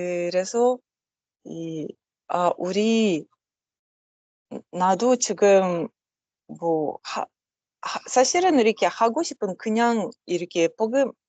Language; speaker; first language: Korean; non-native, learner; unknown